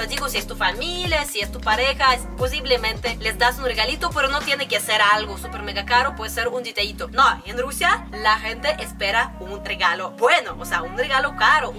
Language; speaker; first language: Spanish; non-native, fluent; Russian